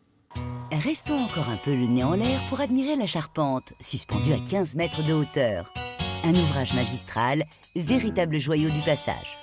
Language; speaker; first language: French; native; French